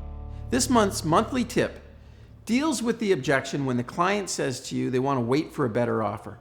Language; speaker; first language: English; native; English